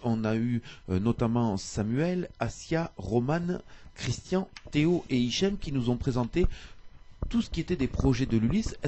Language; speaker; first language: French; native; French